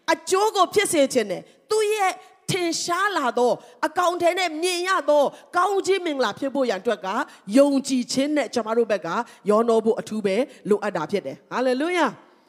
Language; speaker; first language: Burmese; non-native, local second language; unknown